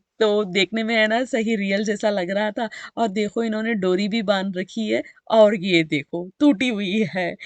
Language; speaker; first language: Hindi; non-native, local second language; Urdu